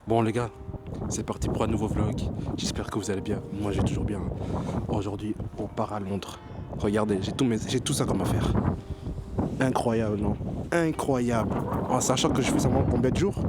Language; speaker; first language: French; native; French